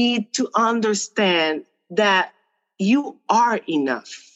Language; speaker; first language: English; non-native, fluent; Spanish